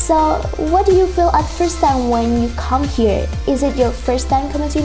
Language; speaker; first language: English; non-native, learner; Indonesian